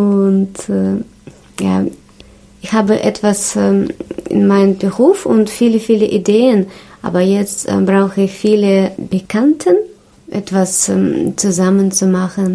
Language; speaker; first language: German; non-native, learner; Russian